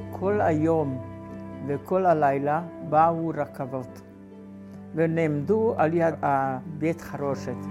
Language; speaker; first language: Hebrew; non-native, fluent; Hungarian